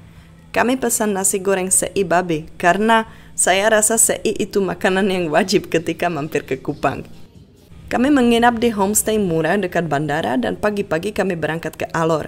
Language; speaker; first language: Indonesian; non-native, fluent; Czech